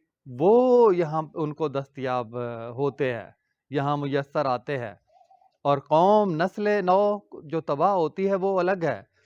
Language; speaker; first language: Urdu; non-native, local second language; Punjabi